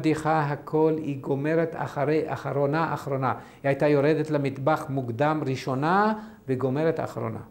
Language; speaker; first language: Hebrew; non-native, fluent; Arabic